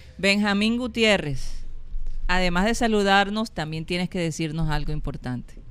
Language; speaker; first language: Spanish; native; Spanish